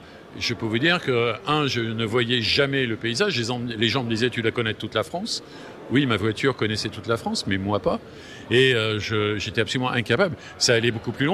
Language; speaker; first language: French; native; French